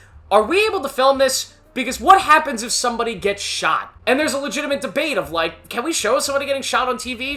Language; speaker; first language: English; native; English